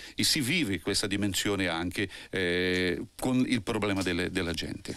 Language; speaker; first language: Italian; non-native, fluent; Portuguese